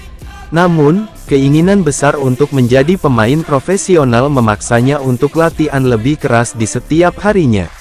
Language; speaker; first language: Indonesian; native; Indonesian